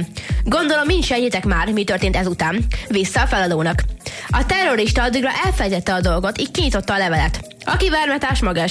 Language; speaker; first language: Hungarian; native; Hungarian